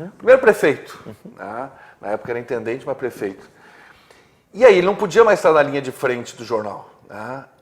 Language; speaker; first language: Portuguese; native; Portuguese